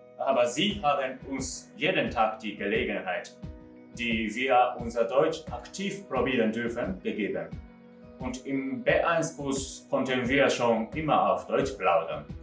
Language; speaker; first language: German; non-native, fluent; Japanese